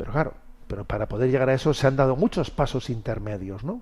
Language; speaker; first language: Spanish; native; Spanish